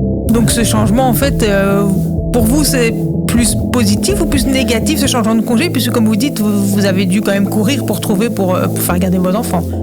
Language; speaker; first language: French; native; French